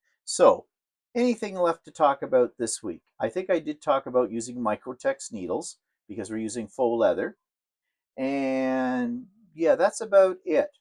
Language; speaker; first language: English; native; English